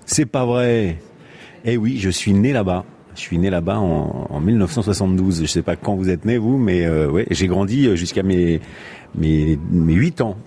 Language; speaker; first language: French; native; French